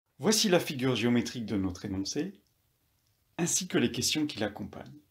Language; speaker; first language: French; native; French